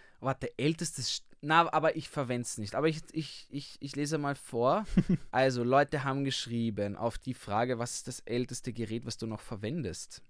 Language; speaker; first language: German; native; German